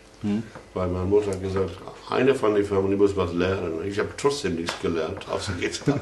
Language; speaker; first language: German; non-native, fluent; English